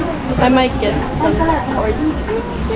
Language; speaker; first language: English; non-native, fluent; Finnish